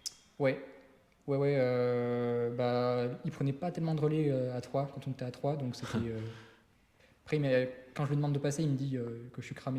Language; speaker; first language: French; native; French